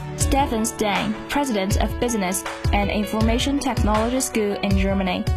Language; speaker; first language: English; non-native, fluent; Chinese